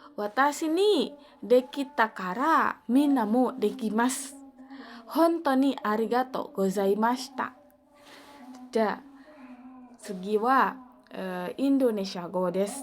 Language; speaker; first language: Japanese; non-native, learner; Indonesian